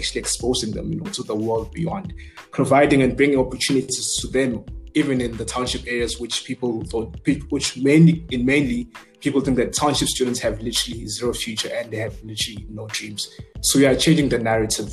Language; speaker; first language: English; non-native, local second language; Zulu